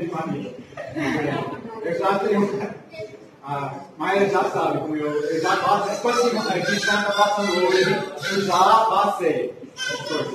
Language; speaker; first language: Portuguese; non-native, learner; English